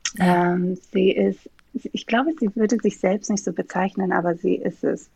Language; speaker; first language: German; non-native, fluent; Greek